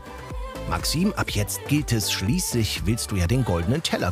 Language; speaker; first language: German; native; German